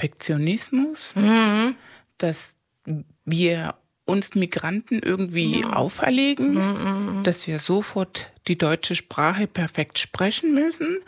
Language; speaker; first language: German; non-native, fluent; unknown